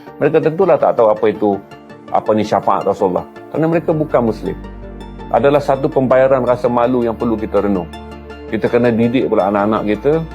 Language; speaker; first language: Malay; native; Malay